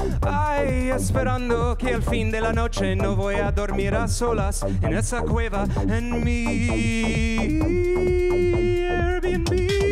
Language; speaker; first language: Spanish; non-native, fluent; English